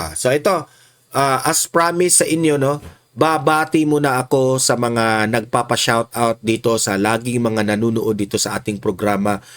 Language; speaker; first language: Filipino; non-native, local second language; Cebuano